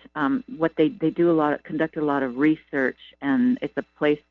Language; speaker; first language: English; native; English